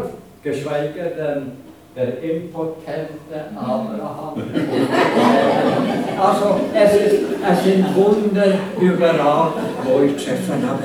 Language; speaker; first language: German; non-native, fluent; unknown